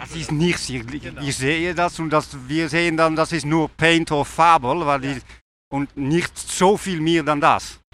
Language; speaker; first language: German; non-native, learner; Dutch